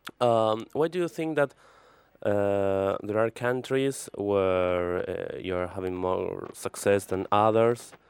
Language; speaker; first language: English; non-native, fluent; Spanish